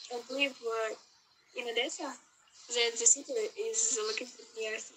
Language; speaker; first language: English; non-native, learner; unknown